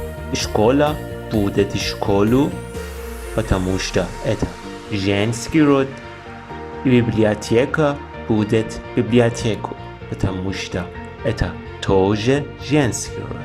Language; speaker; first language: Russian; non-native, fluent; Persian